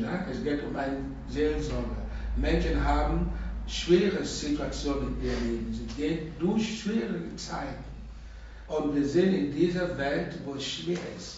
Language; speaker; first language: German; non-native, learner; Russian